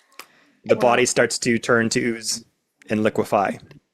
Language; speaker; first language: English; native; English